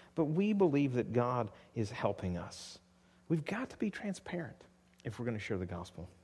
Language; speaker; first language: English; native; English